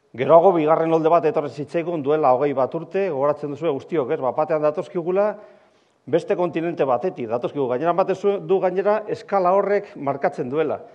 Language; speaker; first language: Basque; non-native, local second language; Spanish